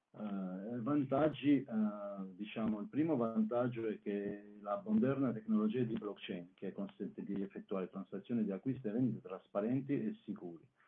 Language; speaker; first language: Italian; non-native, fluent; Armenian